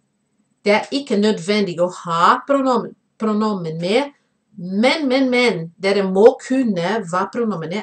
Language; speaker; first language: Norwegian; non-native, fluent; Portuguese